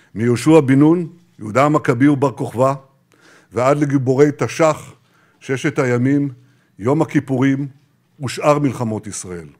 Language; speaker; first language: Hebrew; native; Hebrew